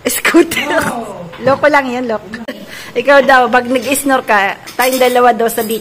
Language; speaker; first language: Filipino; native; Filipino